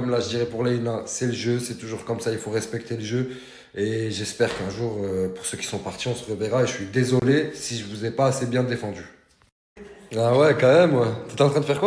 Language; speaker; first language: French; native; French